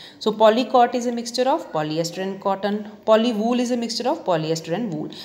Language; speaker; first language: English; non-native, local second language; Hindi